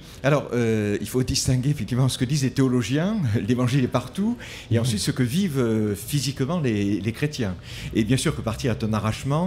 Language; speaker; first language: French; native; French